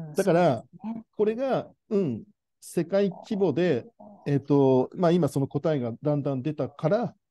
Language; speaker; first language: Japanese; native; Japanese